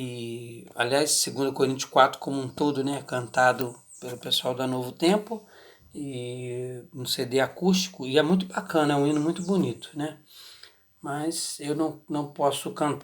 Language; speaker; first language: Portuguese; native; Portuguese